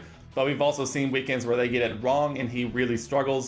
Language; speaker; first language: English; native; English